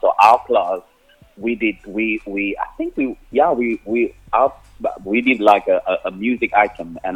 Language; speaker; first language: English; non-native, local second language; Afrikaans